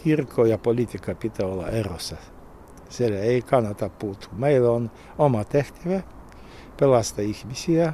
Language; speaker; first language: Finnish; non-native, learner; Russian